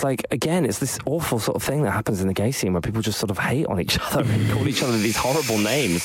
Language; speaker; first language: English; native; English